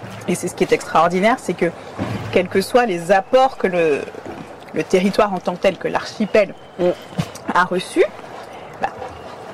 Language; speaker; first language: French; native; French